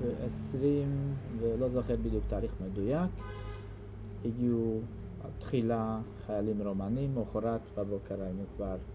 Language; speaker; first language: Hebrew; non-native, fluent; Hungarian